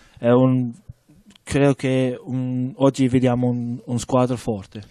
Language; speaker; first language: Italian; non-native, learner; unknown